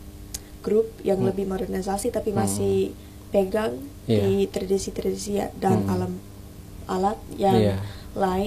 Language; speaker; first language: Indonesian; early bilingual, heritage; English